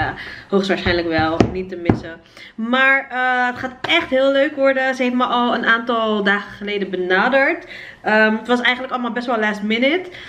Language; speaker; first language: Dutch; native; Dutch